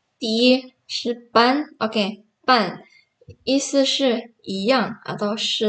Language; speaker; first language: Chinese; non-native, fluent; Indonesian